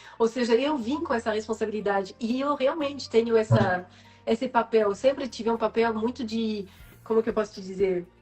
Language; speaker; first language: Portuguese; non-native, fluent; French